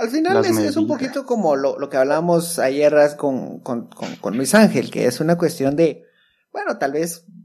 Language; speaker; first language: Spanish; native; Spanish